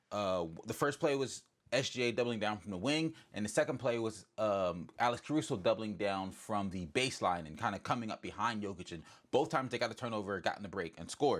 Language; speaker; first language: English; native; English